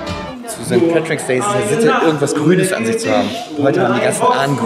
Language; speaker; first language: German; native; German